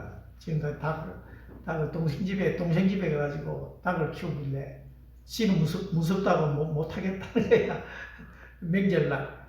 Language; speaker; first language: Korean; native; Korean